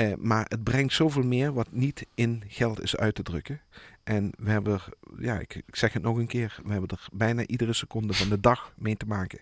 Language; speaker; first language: Dutch; native; Dutch